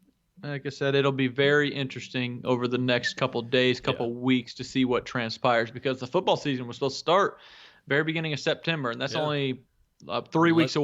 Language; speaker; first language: English; native; English